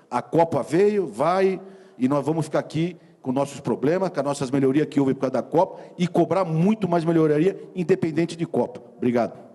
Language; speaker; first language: Portuguese; native; Portuguese